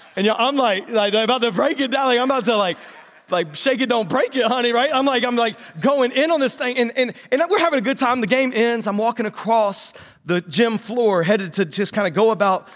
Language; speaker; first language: English; native; English